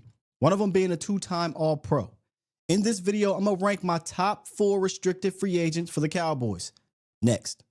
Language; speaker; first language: English; native; English